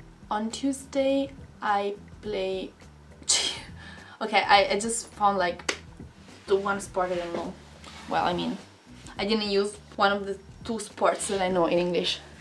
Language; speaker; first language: English; non-native, fluent; Italian